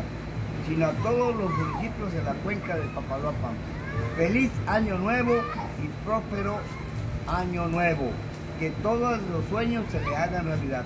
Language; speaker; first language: Spanish; native; Spanish